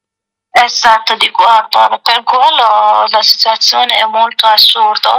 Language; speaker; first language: Italian; non-native, learner; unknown